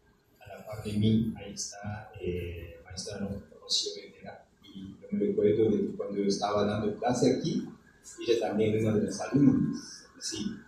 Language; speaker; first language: Spanish; non-native, fluent; Japanese